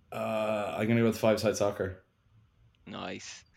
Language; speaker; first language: English; native; English